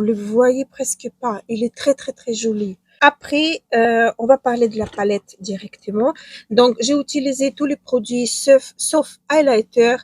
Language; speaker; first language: French; non-native, fluent; Ukrainian